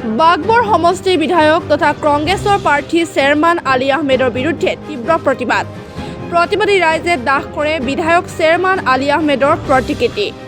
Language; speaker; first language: Assamese; native; Assamese